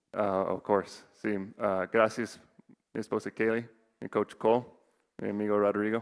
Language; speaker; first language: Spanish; non-native, learner; English